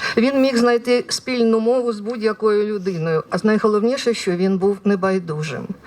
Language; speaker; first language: Ukrainian; native; Ukrainian